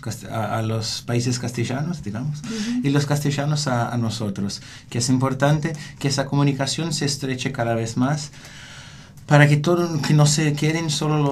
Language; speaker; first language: Spanish; non-native, learner; Portuguese